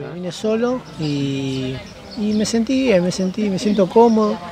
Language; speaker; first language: Spanish; native; Spanish